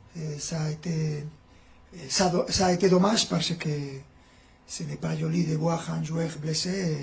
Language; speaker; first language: French; non-native, fluent; Spanish